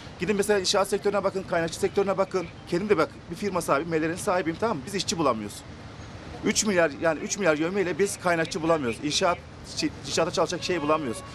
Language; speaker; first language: Turkish; native; Turkish